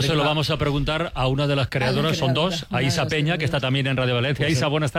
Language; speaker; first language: Spanish; native; Spanish